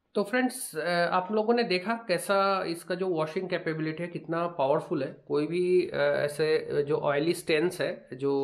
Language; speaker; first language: Hindi; non-native, local second language; Bangla